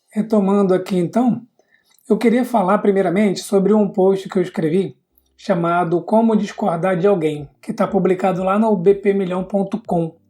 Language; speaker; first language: Portuguese; native; Portuguese